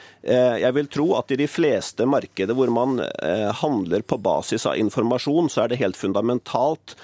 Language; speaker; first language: Norwegian; native; Norwegian